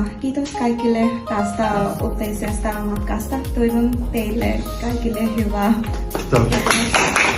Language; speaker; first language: Finnish; non-native, learner; Bangla